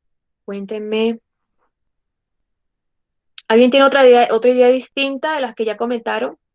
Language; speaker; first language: Spanish; native; Spanish